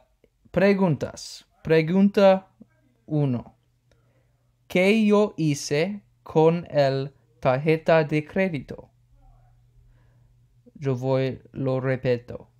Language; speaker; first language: Spanish; non-native, learner; English